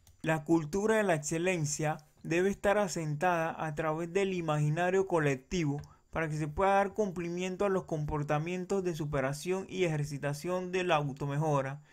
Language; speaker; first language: Spanish; native; Spanish